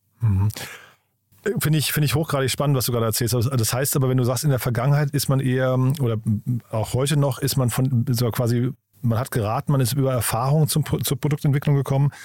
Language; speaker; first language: German; native; German